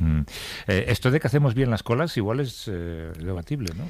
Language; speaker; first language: Spanish; native; Spanish